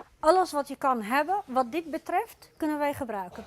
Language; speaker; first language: Dutch; non-native, fluent; Arabic